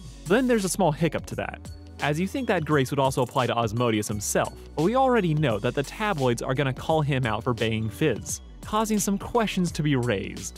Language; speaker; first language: English; native; English